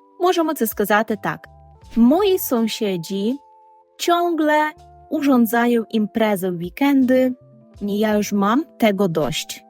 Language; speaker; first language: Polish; non-native, fluent; Ukrainian